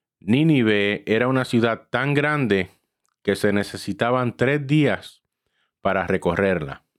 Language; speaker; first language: Spanish; early bilingual, heritage; Spanish